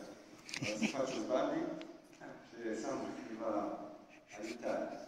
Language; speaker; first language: Italian; non-native, fluent; French